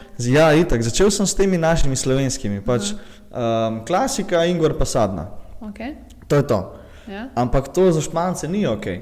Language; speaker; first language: Slovenian; early bilingual, other home language; Bosnian